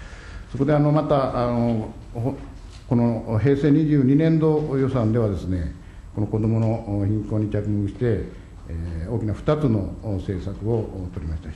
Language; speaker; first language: Japanese; native; Japanese